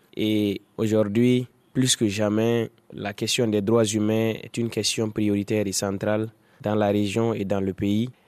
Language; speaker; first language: French; non-native, local second language; Fula